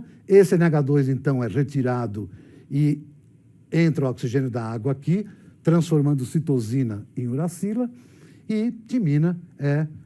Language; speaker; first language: Portuguese; native; Portuguese